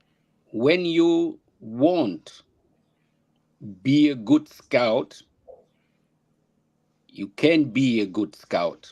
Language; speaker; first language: English; non-native, learner; German